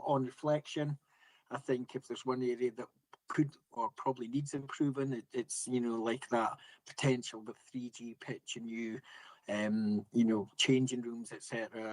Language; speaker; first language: English; native; English